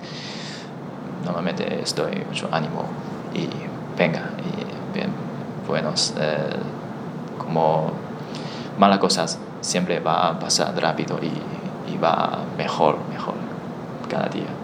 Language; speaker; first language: Spanish; non-native, learner; Chinese